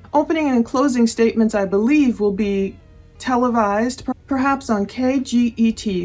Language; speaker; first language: English; native; English